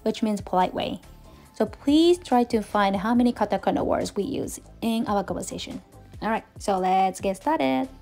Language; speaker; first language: English; non-native, fluent; Japanese